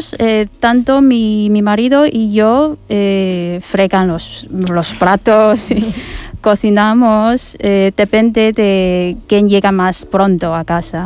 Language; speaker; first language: Spanish; non-native, fluent; Chinese